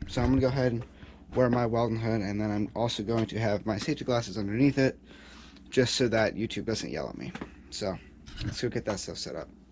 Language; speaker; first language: English; native; English